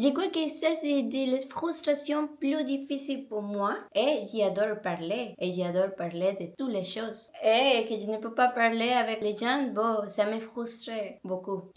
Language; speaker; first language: French; non-native, learner; Spanish